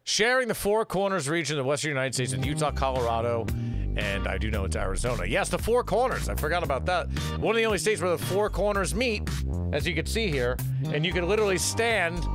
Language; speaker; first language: English; native; English